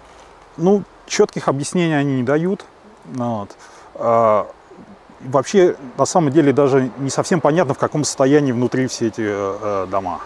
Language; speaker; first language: Russian; native; Russian